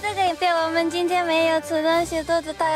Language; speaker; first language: Chinese; non-native, fluent; Japanese